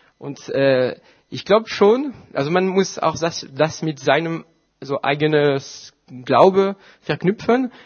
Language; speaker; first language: German; non-native, fluent; French